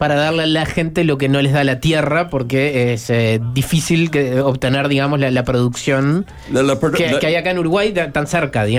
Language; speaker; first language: Spanish; native; Spanish